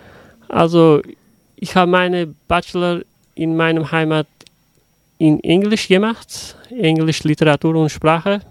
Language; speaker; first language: German; non-native, learner; Uzbek